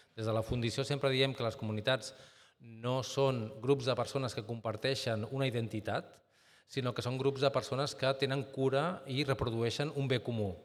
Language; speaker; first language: Catalan; native; Catalan